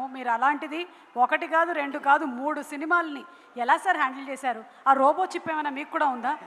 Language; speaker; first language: Telugu; native; Telugu